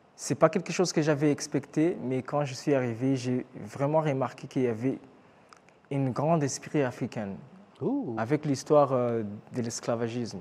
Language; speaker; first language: French; non-native, local second language; Kinyarwanda